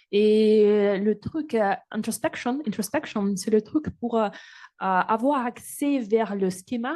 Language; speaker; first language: French; non-native, fluent; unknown